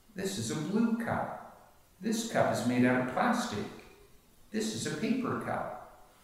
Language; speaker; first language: English; native; English